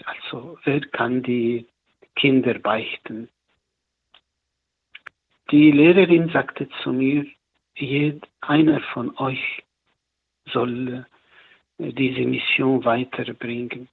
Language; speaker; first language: German; non-native, learner; Arabic